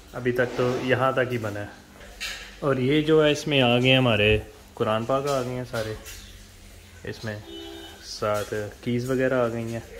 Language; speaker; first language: Urdu; non-native, local second language; Punjabi